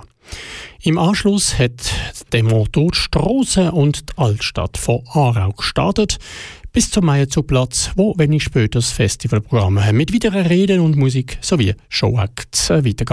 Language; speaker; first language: German; native; German